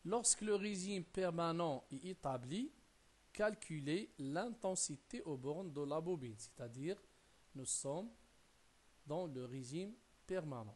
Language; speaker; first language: French; non-native, local second language; Arabic